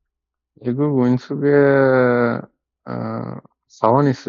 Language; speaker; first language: Korean; non-native, learner; Bangla